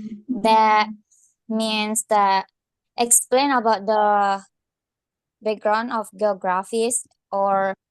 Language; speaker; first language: English; non-native, learner; Indonesian